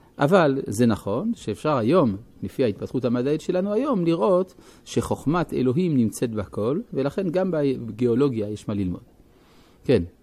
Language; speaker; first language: Hebrew; non-native, fluent; French